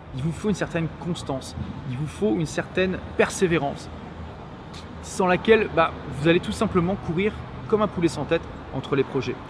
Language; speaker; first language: French; native; French